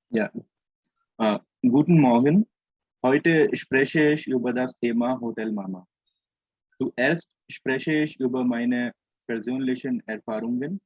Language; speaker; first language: German; non-native, fluent; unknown